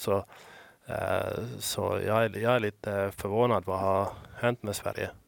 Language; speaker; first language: Swedish; non-native, local second language; Finnish